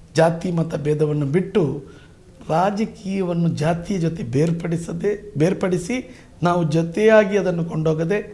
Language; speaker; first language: Kannada; non-native, local second language; Tulu